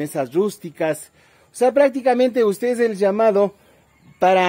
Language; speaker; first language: Spanish; native; Spanish